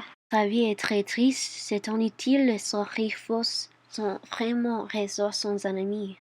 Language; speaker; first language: French; non-native, learner; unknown